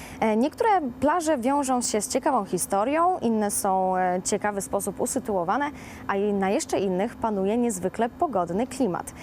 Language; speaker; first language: Polish; native; Polish